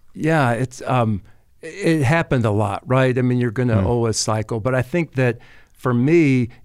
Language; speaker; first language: English; native; English